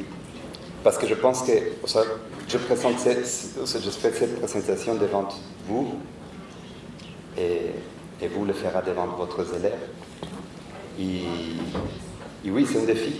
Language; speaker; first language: French; non-native, fluent; Spanish